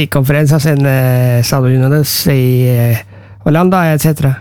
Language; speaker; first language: Spanish; non-native, learner; Norwegian